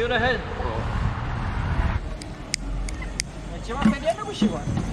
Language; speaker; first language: Chinese; native; Chinese